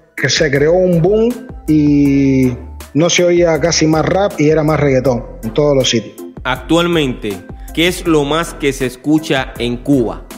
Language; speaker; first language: Spanish; native; Spanish